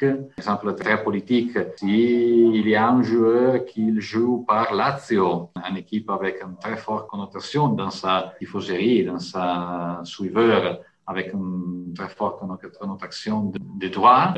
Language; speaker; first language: French; non-native, fluent; Italian